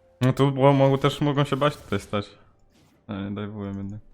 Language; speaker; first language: Polish; native; Polish